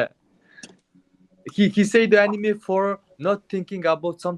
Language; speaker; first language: English; non-native, learner; Mongolian